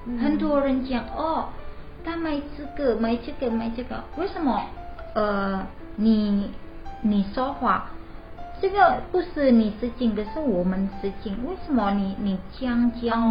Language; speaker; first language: Chinese; non-native, learner; Indonesian